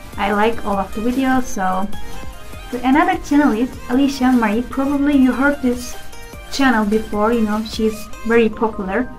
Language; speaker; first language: English; non-native, learner; Turkish